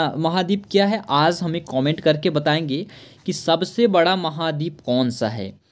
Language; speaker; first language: Hindi; native; Hindi